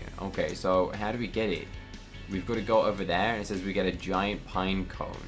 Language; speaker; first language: English; native; English